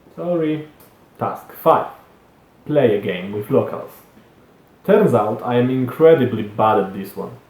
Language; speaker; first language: English; non-native, fluent; Polish